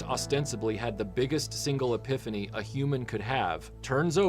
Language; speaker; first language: English; native; English